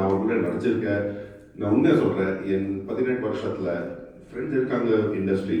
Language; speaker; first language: Tamil; non-native, fluent; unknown